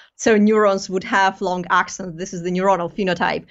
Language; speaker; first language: English; non-native, fluent; Greek